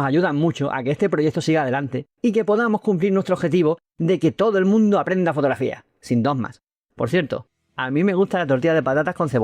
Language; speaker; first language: Spanish; native; Spanish